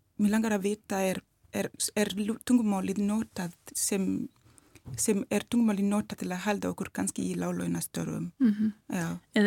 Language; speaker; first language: Icelandic; non-native, learner; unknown